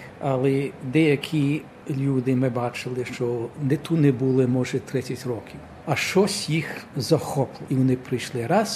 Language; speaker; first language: Ukrainian; early bilingual, heritage; Ukrainian